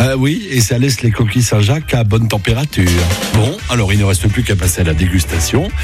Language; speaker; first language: French; native; French